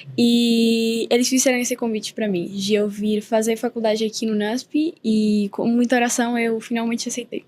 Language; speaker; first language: Portuguese; non-native, fluent; Spanish